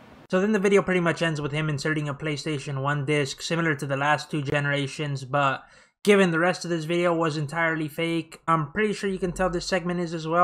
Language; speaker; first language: English; early bilingual, other home language; Spanish